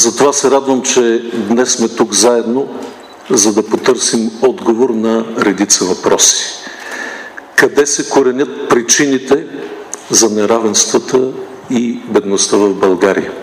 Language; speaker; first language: Bulgarian; native; Bulgarian